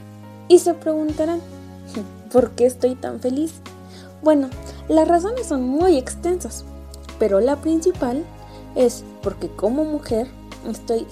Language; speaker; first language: Spanish; native; Spanish